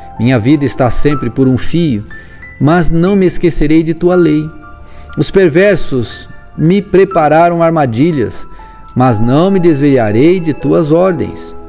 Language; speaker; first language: Portuguese; native; Portuguese